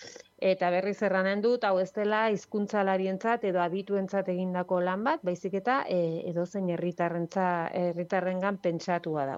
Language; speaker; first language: Basque; native; Basque